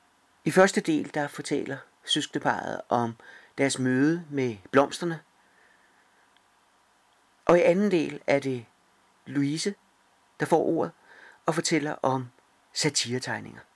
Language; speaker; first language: Danish; native; Danish